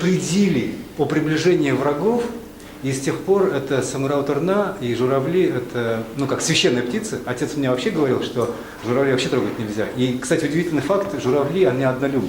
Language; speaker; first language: Russian; native; Russian